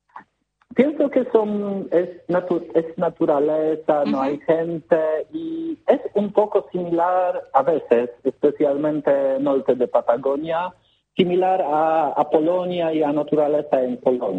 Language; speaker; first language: Spanish; non-native, learner; Polish